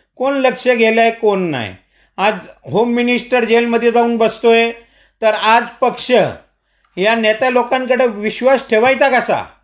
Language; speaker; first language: Marathi; non-native, local second language; Marwari